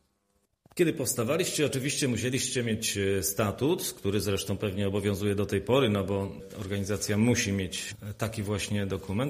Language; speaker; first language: Polish; native; Polish